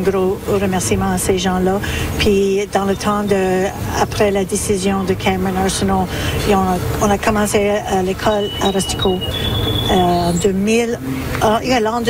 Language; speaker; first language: French; native; French